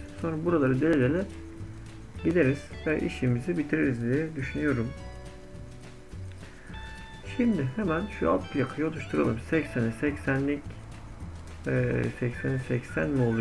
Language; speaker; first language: Turkish; native; Turkish